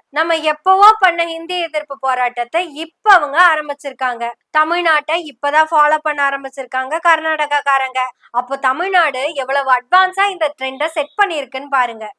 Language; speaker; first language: Tamil; non-native, local second language; Malayalam